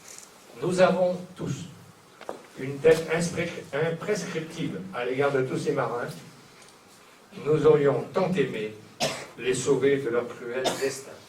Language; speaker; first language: French; native; French